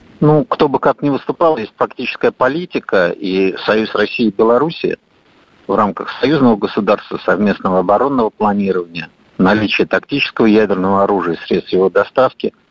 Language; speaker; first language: Russian; native; Russian